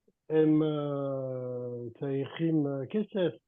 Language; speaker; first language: Hebrew; non-native, learner; French